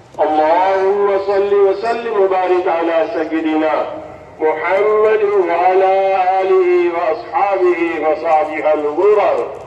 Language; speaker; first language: Arabic; non-native, fluent; Urdu